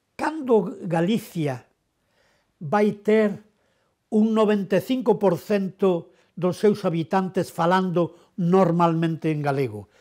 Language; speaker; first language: Galician; non-native, local second language; Spanish